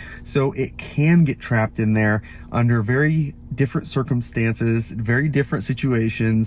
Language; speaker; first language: English; native; English